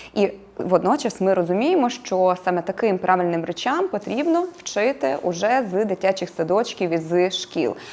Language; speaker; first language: Ukrainian; native; Ukrainian